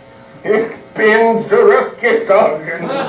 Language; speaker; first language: German; non-native, learner; English